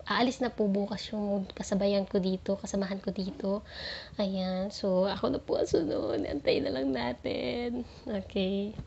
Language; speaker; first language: Filipino; native; Filipino